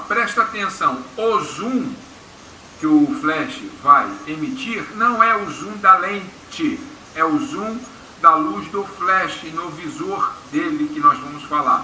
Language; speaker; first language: Portuguese; native; Portuguese